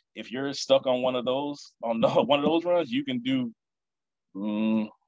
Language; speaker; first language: English; native; English